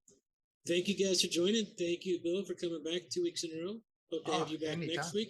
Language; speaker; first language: English; native; English